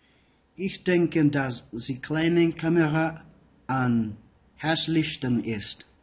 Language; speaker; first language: German; non-native, learner; Spanish